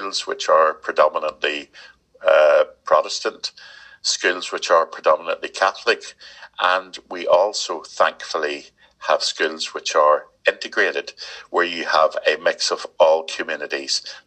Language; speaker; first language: English; native; English